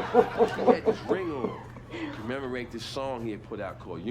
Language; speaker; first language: English; native; English